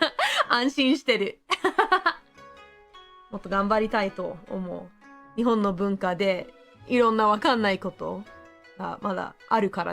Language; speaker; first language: Japanese; non-native, learner; English